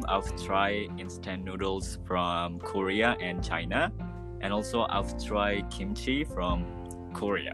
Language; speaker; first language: English; non-native, fluent; Indonesian